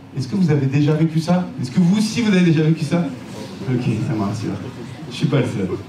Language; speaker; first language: French; native; French